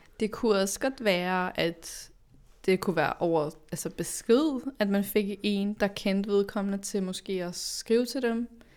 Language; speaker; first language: Danish; early bilingual, other home language; Arabic